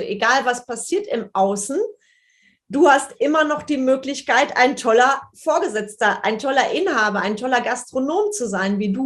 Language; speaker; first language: German; native; German